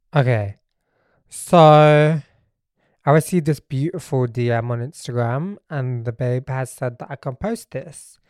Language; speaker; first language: English; native; English